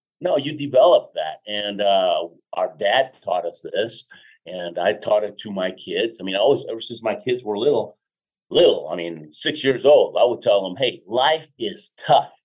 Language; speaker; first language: English; early bilingual, other home language; Spanish